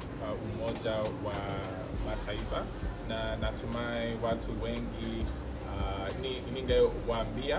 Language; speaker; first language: Swahili; non-native, learner; English